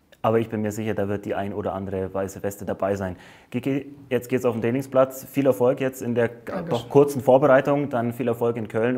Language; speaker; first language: German; native; German